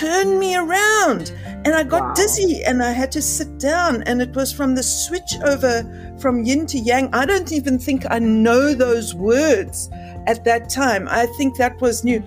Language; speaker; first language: English; native; English